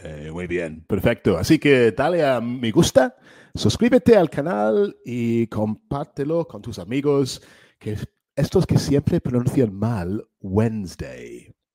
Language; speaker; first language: Spanish; native; Spanish